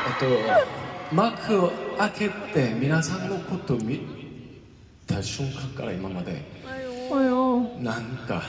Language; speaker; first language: Japanese; non-native, fluent; Korean